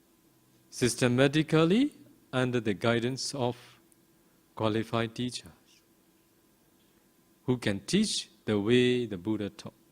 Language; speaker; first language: English; non-native, fluent; Burmese